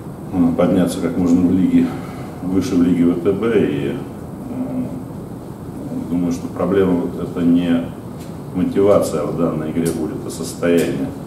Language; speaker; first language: Russian; native; Russian